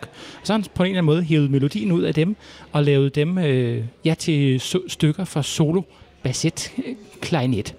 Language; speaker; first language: Danish; native; Danish